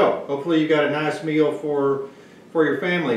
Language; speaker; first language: English; native; English